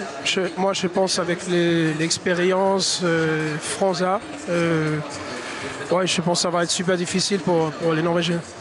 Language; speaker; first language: French; non-native, fluent; Danish